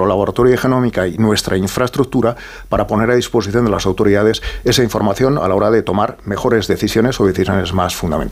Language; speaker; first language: Spanish; native; Spanish